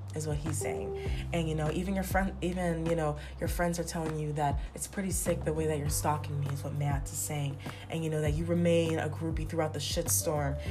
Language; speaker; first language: English; native; English